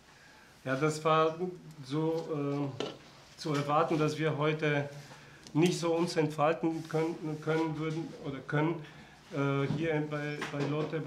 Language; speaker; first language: German; non-native, fluent; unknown